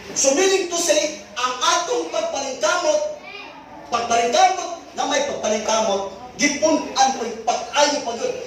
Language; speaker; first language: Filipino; non-native, local second language; Cebuano